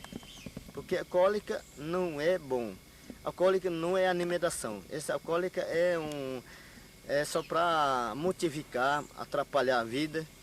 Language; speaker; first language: Portuguese; non-native, local second language; Yanomámi